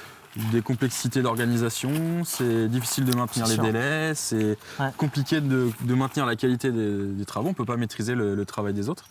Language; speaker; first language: French; native; French